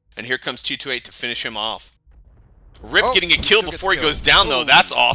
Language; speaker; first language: English; native; English